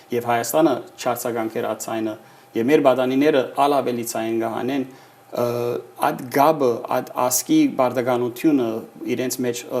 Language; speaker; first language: Armenian; early bilingual, heritage; Armenian